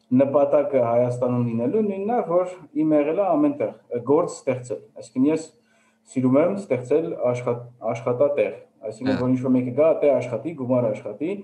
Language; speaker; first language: Armenian; early bilingual, heritage; Armenian